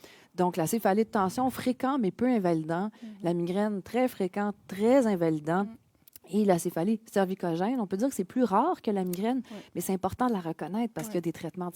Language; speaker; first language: French; native; French